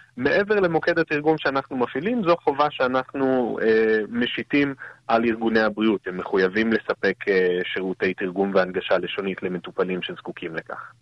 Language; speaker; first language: Hebrew; native; Hebrew